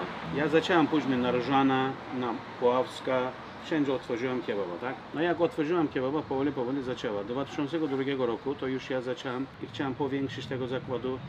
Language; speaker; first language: Polish; non-native, learner; Turkish